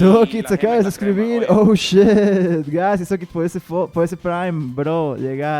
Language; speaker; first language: Spanish; native; Spanish